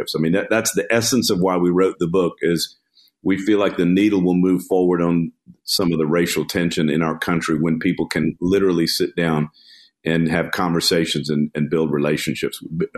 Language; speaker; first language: English; native; English